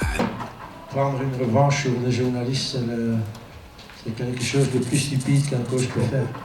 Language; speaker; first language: French; non-native, fluent; Dutch